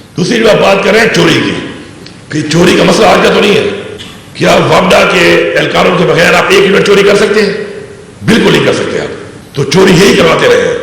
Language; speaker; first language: Urdu; non-native, local second language; Pashto